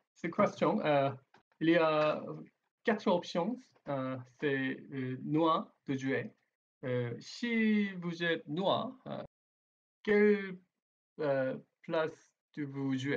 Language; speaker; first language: French; non-native, learner; Korean